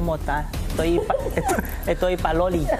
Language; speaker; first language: Spanish; non-native, learner; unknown